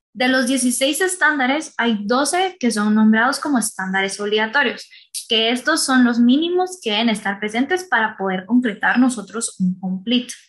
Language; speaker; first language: Spanish; native; Spanish